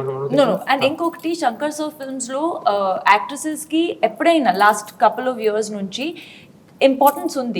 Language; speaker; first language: Telugu; non-native, fluent; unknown